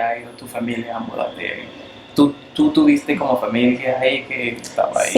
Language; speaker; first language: Spanish; non-native, learner; English